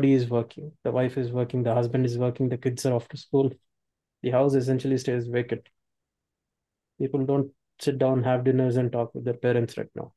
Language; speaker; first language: English; non-native, local second language; Kannada